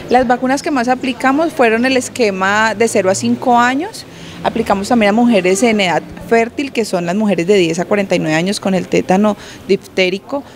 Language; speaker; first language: Spanish; native; Spanish